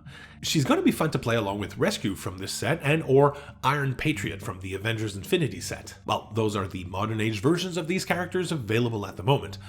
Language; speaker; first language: English; native; English